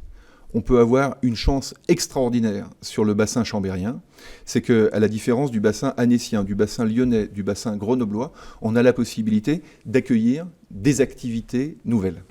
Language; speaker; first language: French; native; French